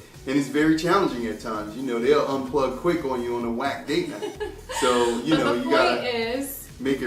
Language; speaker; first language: English; native; English